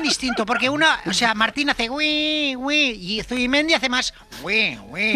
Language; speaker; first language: Spanish; native; Spanish